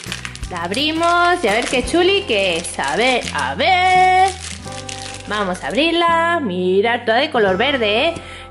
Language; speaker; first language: Spanish; native; Spanish